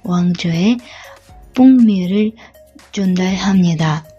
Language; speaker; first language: Korean; non-native, learner; Russian